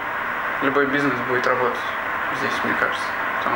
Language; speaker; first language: Russian; native; Russian